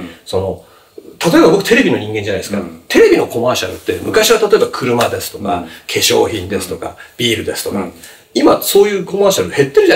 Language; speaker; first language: Japanese; native; Japanese